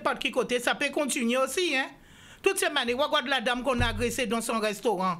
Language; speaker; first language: French; non-native, local second language; Guadeloupean Creole French